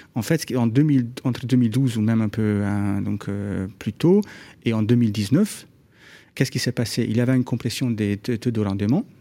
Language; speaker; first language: French; non-native, fluent; Hungarian